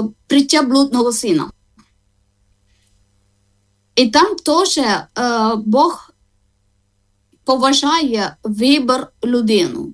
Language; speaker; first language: Ukrainian; non-native, learner; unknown